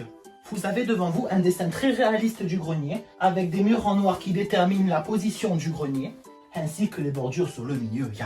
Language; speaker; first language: French; native; French